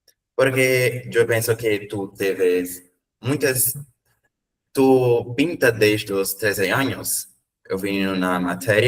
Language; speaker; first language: Spanish; non-native, learner; Portuguese